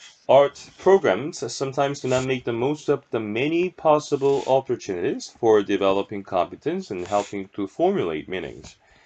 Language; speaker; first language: English; non-native, fluent; Korean